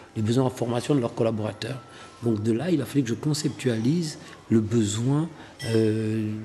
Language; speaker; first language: French; non-native, local second language; Wolof